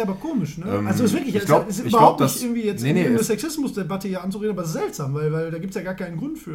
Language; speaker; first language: German; native; German